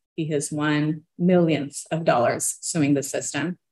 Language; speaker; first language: English; early bilingual, other home language; Portuguese